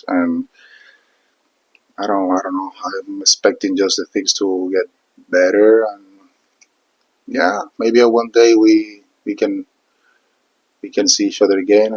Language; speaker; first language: English; non-native, fluent; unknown